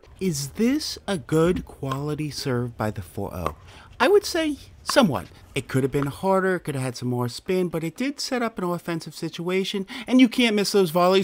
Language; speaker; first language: English; native; English